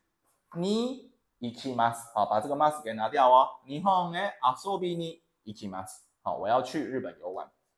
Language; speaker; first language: Japanese; non-native, fluent; Chinese